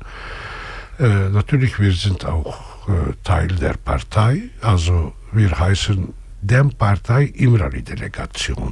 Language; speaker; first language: German; non-native, fluent; Kurdish